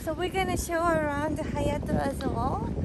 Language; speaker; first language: English; non-native, fluent; Japanese